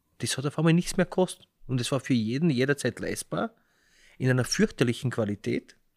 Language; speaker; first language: German; early bilingual, other home language; Slovenian